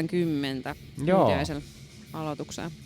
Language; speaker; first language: Finnish; native; Finnish